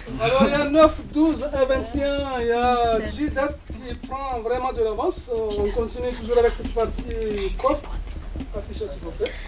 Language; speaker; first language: French; non-native, local second language; Comorian